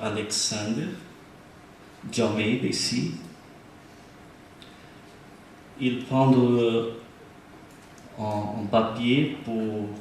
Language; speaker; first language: French; non-native, learner; Portuguese